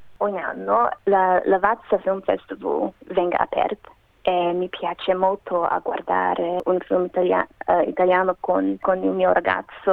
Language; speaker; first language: Italian; non-native, learner; Macedonian